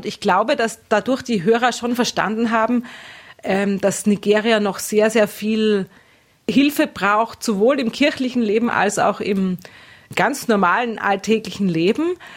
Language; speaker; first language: German; native; German